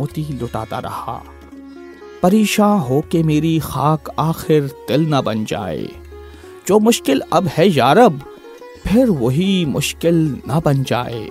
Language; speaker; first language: Urdu; native; Urdu